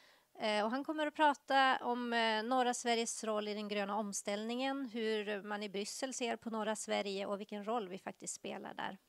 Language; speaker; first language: Swedish; native; Swedish